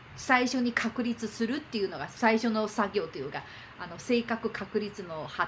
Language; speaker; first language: Japanese; non-native, fluent; Chinese